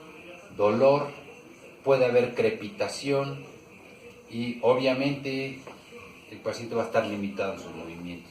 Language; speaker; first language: Spanish; native; Spanish